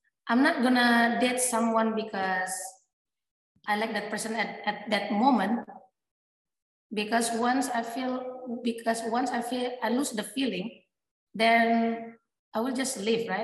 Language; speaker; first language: English; non-native, fluent; Indonesian